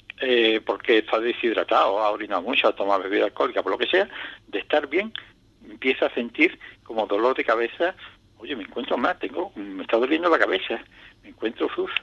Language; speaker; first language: Spanish; native; Spanish